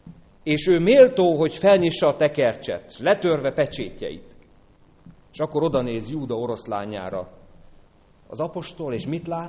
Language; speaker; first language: Hungarian; native; Hungarian